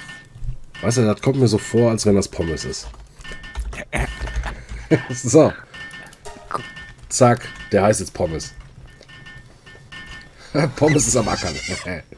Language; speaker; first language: German; native; German